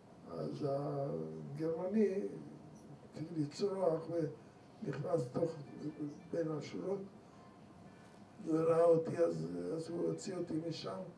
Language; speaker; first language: Hebrew; non-native, fluent; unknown